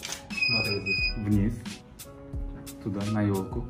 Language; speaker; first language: Russian; non-native, local second language; Uzbek